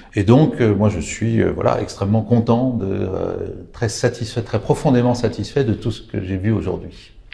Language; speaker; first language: French; native; French